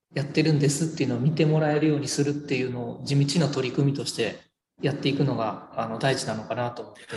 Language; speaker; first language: Japanese; native; Japanese